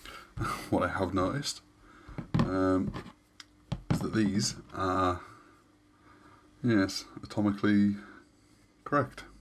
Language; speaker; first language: English; native; English